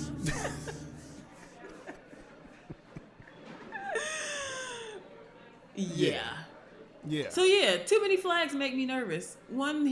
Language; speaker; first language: English; native; English